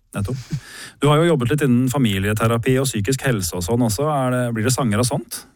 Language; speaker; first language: Norwegian; native; Norwegian